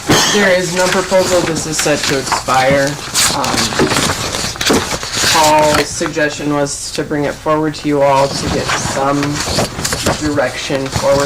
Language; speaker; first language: English; native; English